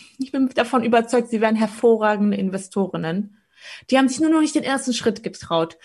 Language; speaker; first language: German; early bilingual, other home language; Polish